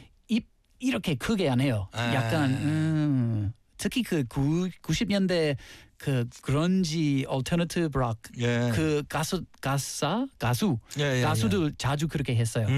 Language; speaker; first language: Korean; non-native, learner; English